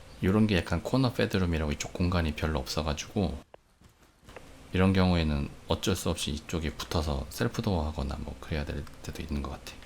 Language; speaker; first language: Korean; native; Korean